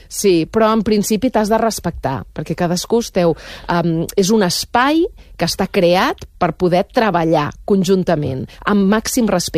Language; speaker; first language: Catalan; native; Catalan